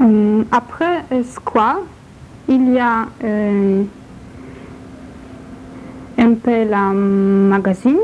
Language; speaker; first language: French; non-native, learner; Polish